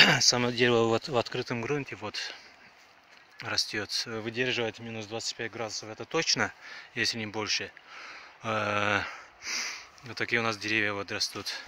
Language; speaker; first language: Russian; non-native, fluent; Azerbaijani